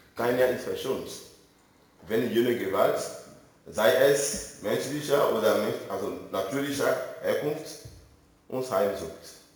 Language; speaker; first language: German; non-native, fluent; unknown